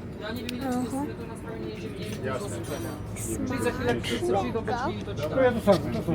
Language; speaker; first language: Polish; non-native, learner; Ukrainian